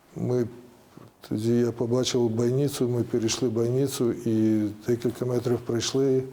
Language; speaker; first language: Ukrainian; non-native, local second language; Russian